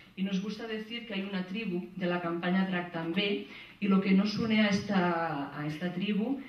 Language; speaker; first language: Spanish; non-native, local second language; Catalan